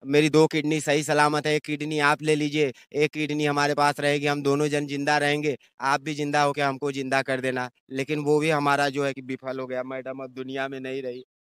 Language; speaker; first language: Hindi; native; Hindi